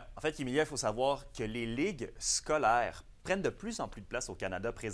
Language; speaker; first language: French; native; French